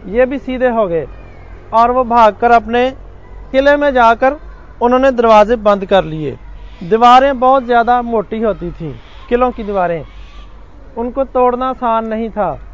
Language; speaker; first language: Urdu; non-native, local second language; Punjabi